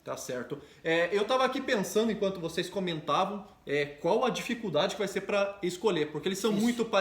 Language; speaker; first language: Portuguese; native; Portuguese